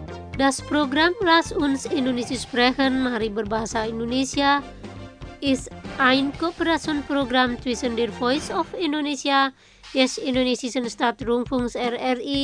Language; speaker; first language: German; non-native, fluent; Indonesian